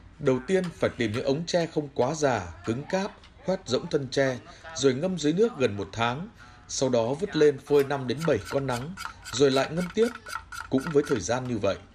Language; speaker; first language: Vietnamese; native; Vietnamese